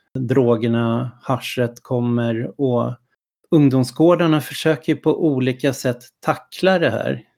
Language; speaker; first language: Swedish; native; Swedish